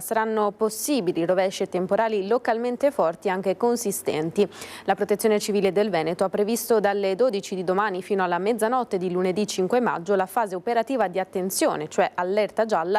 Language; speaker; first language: Italian; native; Italian